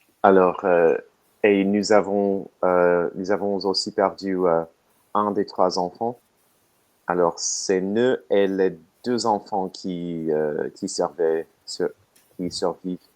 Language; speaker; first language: French; non-native, learner; English